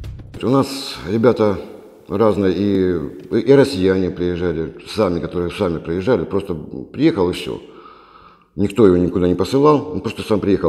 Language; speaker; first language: Russian; native; Russian